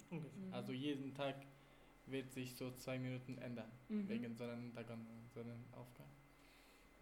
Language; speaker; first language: German; non-native, fluent; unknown